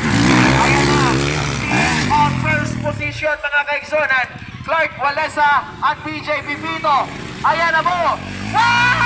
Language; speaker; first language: Filipino; non-native, local second language; Cebuano